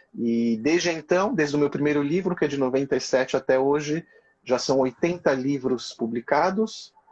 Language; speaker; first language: Portuguese; early bilingual, other home language; Hebrew